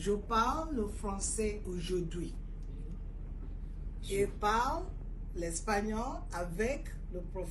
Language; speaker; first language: French; non-native, fluent; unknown